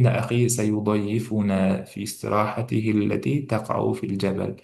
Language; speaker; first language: Arabic; non-native, fluent; Uzbek